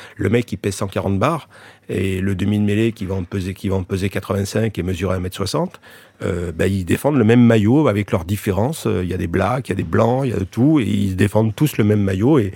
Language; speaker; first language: French; native; French